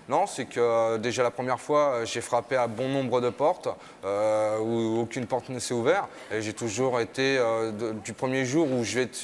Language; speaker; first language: French; native; French